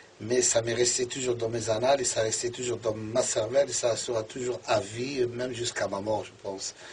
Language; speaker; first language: French; non-native, local second language; Arabic